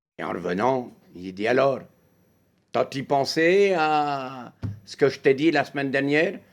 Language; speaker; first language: French; native; French